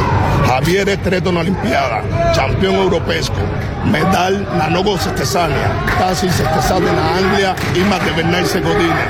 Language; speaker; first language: Bulgarian; non-native, learner; Spanish